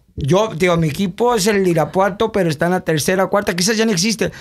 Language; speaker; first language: Spanish; early bilingual, heritage; Spanish